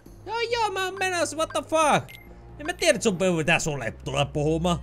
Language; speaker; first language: Finnish; native; Finnish